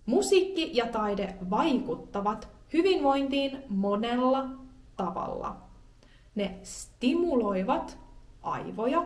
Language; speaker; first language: Finnish; native; Finnish